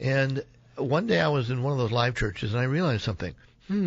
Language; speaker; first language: English; native; English